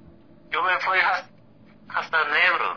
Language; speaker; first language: Spanish; non-native, fluent; Korean